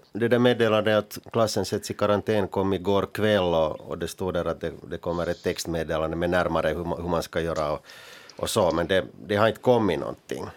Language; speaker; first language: Swedish; native; Swedish